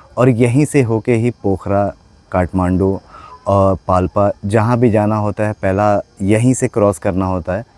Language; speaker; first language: Hindi; native; Hindi